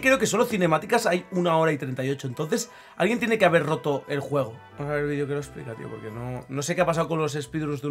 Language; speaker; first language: Spanish; native; Spanish